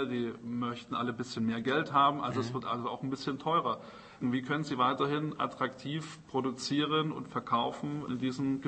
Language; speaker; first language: German; native; German